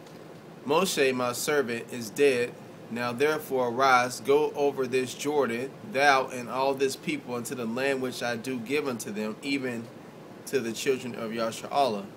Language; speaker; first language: English; native; English